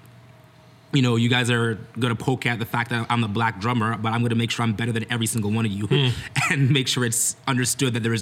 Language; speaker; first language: English; native; English